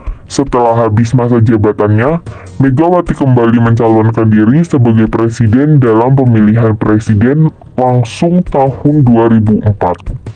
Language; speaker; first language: Indonesian; native; Indonesian